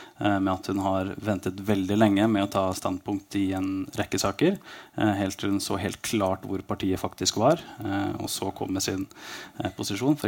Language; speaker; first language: Norwegian; native; Norwegian